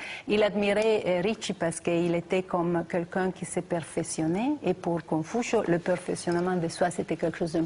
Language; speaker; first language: French; non-native, fluent; Italian